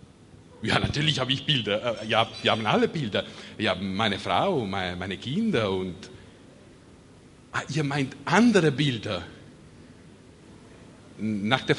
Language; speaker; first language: German; non-native, fluent; Italian